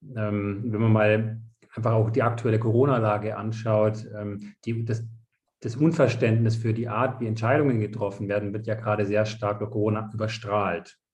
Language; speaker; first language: German; non-native, fluent; French